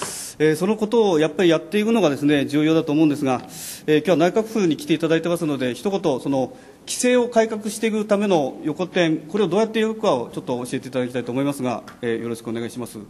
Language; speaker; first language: Japanese; native; Japanese